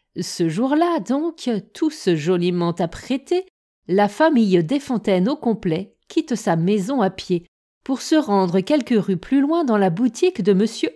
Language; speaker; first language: French; native; French